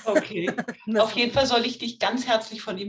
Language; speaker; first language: German; native; German